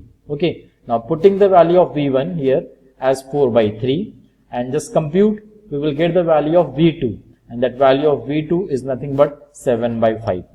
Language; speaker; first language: English; non-native, local second language; Hindi